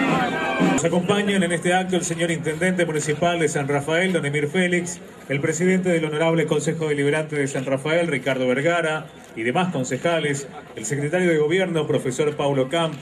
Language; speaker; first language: Spanish; native; Spanish